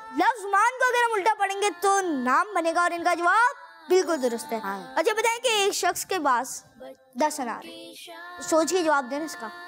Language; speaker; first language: Urdu; native; Urdu